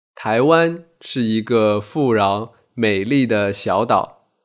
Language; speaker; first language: Chinese; native; Chinese